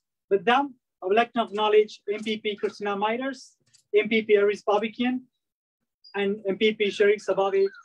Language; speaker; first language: English; early bilingual, other home language; Tamil